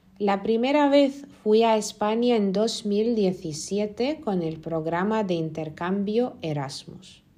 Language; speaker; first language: Spanish; non-native, fluent; Lithuanian